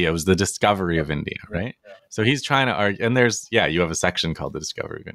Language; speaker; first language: English; native; English